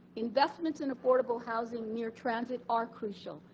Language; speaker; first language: English; early bilingual, other home language; Spanish